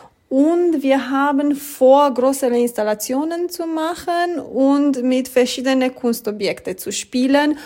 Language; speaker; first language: German; non-native, fluent; Romanian